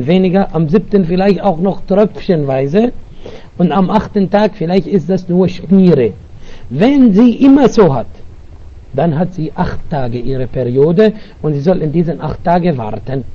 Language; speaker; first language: German; non-native, fluent; Arabic